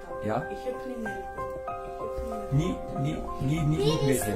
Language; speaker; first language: Dutch; non-native, local second language; French